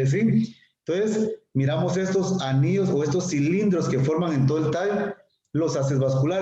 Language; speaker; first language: Spanish; native; Spanish